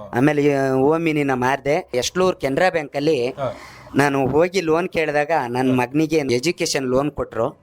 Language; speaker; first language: Kannada; native; Kannada